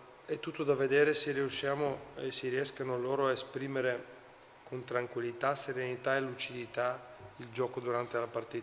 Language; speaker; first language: Italian; non-native, fluent; Bulgarian